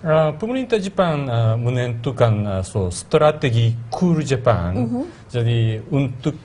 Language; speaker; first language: Indonesian; non-native, learner; Japanese